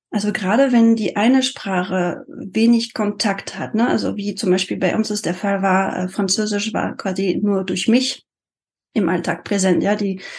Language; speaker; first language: German; non-native, fluent; French